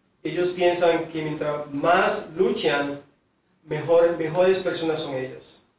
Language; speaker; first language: Spanish; native; Spanish